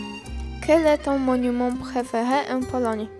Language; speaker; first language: French; non-native, learner; Polish